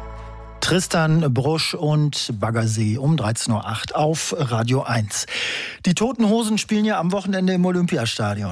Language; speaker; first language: German; native; German